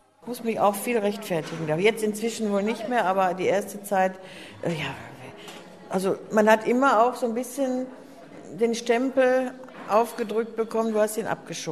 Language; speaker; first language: German; native; German